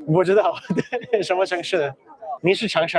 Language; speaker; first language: Chinese; non-native, learner; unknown